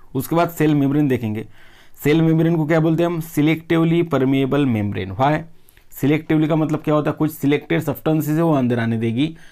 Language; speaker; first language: Hindi; non-native, local second language; Marathi